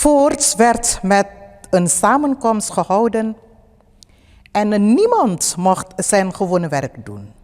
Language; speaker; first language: Dutch; early bilingual, other home language; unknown